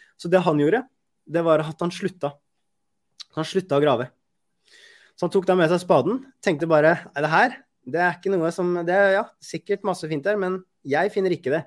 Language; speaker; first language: Norwegian; native; Norwegian